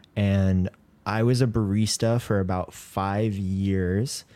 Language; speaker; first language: English; native; English